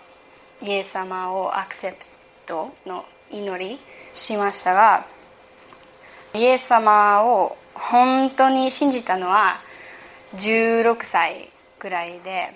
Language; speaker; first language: Japanese; early bilingual, heritage; English